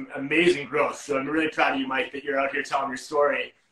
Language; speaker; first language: English; native; English